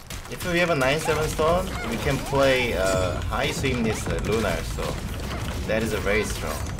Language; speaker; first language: English; non-native, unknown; Korean